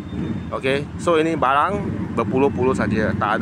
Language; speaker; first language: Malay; non-native, local second language; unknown